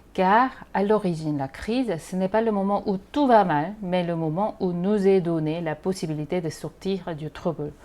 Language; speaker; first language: French; non-native, fluent; Korean